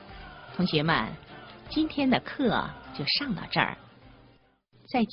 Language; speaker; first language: Chinese; native; Chinese